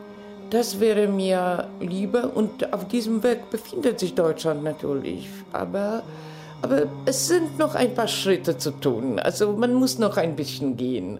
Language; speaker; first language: German; non-native, fluent; Polish